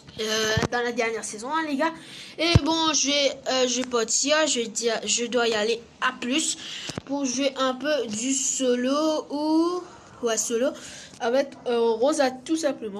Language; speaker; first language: French; native; French